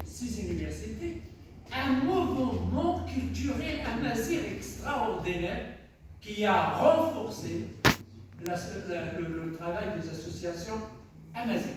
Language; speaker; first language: French; non-native, local second language; Tachelhit